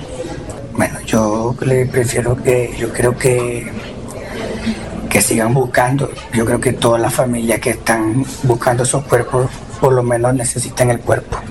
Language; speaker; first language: Spanish; native; Spanish